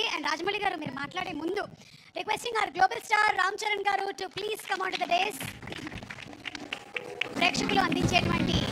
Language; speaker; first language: Telugu; native; Telugu